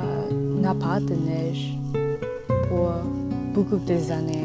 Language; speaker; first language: French; non-native, learner; English